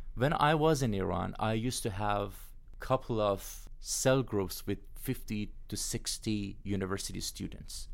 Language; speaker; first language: English; non-native, fluent; Persian